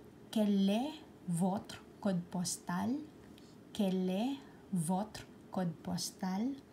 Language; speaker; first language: French; non-native, learner; Filipino